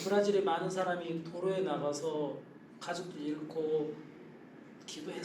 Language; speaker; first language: Korean; native; Korean